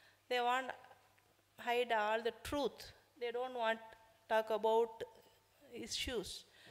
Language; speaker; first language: English; non-native, local second language; Tamil